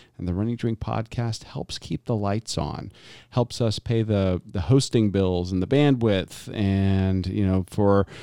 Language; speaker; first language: English; native; English